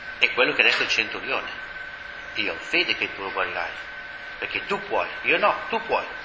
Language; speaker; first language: Italian; native; Italian